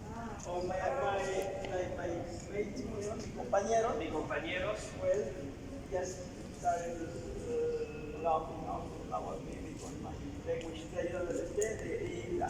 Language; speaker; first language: English; non-native, learner; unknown